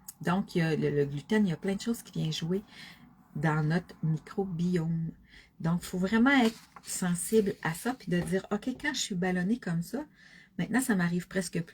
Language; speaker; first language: French; native; French